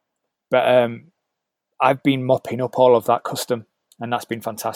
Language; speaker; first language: English; native; English